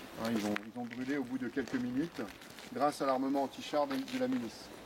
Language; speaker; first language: French; native; French